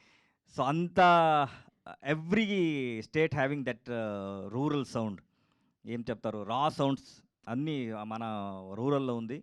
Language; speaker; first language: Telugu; non-native, learner; Kannada